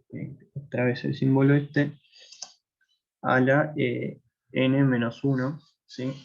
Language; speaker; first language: Spanish; native; Spanish